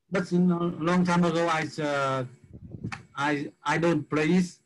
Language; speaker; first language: English; non-native, learner; Vietnamese